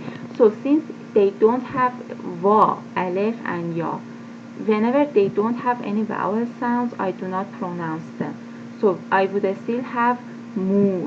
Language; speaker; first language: English; non-native, fluent; Persian